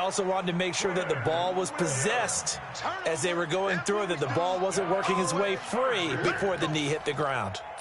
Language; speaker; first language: English; native; English